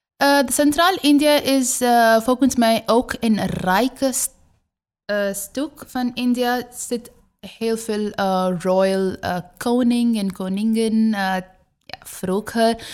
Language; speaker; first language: Dutch; non-native, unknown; Bangla